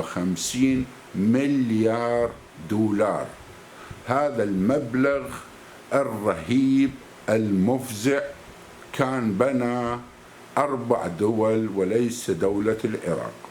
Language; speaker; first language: Arabic; native; Arabic